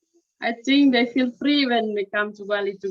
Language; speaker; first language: English; non-native, learner; Indonesian